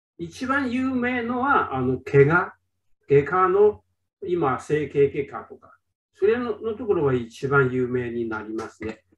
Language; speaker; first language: Japanese; non-native, fluent; Chinese